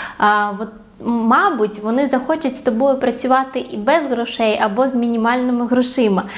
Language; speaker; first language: Ukrainian; non-native, local second language; Russian